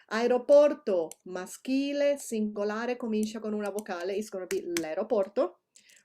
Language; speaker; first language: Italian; non-native, fluent; Spanish